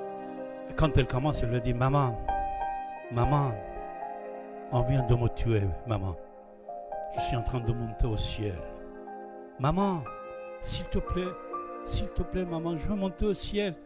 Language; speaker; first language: French; non-native, fluent; Persian